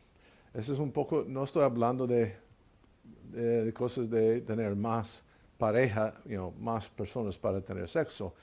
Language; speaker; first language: Spanish; non-native, learner; English